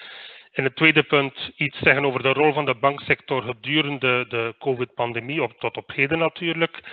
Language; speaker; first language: Dutch; native; Dutch